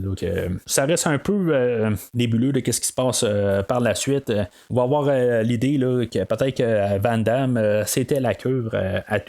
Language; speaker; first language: French; native; French